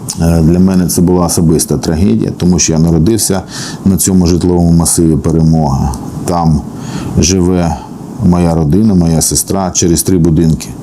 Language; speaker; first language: Ukrainian; non-native, local second language; Russian